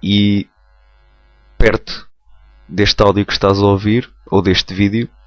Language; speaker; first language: Portuguese; native; Portuguese